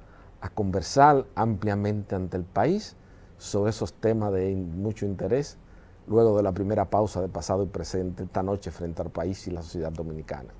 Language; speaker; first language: Spanish; native; Spanish